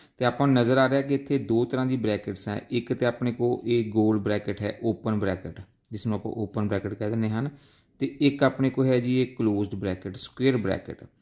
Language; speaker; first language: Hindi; non-native, local second language; Punjabi